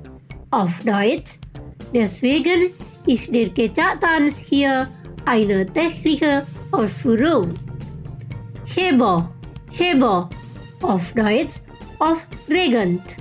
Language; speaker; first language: German; non-native, fluent; Indonesian